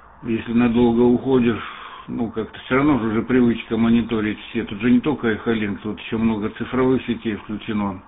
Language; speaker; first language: Russian; native; Russian